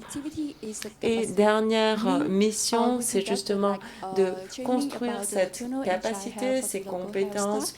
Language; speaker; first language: French; non-native, fluent; Vietnamese